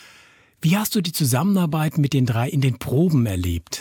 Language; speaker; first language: German; native; German